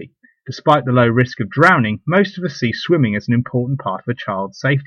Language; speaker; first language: English; native; English